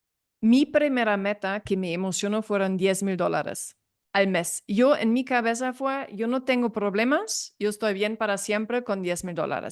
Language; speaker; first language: Spanish; non-native, fluent; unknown